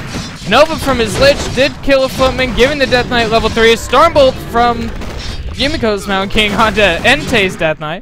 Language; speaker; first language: English; native; English